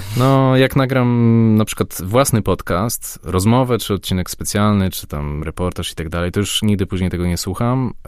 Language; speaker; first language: Polish; native; Polish